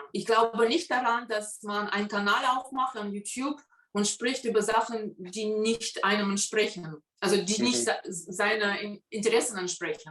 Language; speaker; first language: German; non-native, fluent; Russian